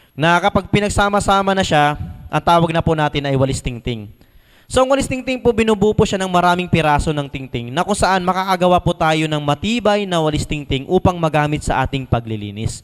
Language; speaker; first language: Filipino; non-native, local second language; Masbatenyo